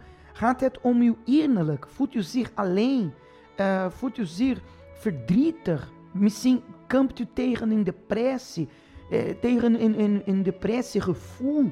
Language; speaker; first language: Dutch; non-native, fluent; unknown